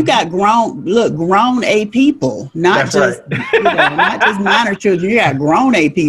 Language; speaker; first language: English; native; English